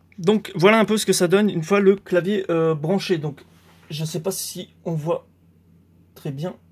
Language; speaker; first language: French; native; French